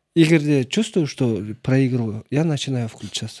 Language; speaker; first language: Russian; non-native, local second language; Kazakh